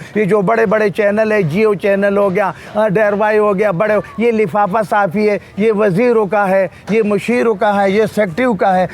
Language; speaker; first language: Urdu; non-native, local second language; Pashto